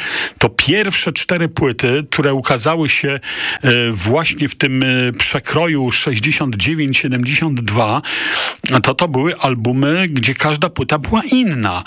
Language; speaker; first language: Polish; native; Polish